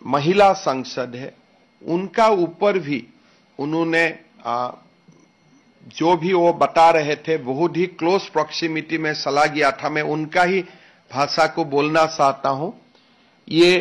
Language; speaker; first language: Hindi; non-native, local second language; Assamese